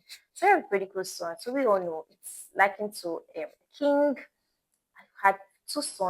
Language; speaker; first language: English; non-native, local second language; Igbo